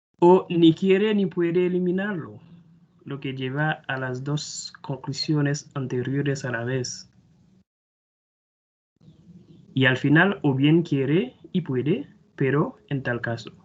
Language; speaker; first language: Spanish; non-native, fluent; Haitian Creole